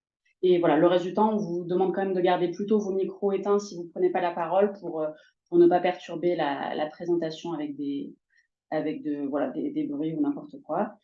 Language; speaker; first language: French; native; French